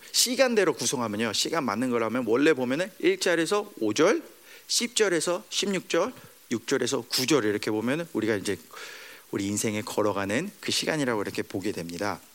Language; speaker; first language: Korean; early bilingual, heritage; Korean